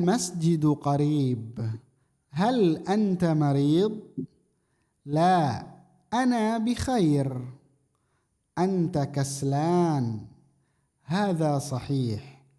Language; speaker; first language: Arabic; non-native, fluent; Indonesian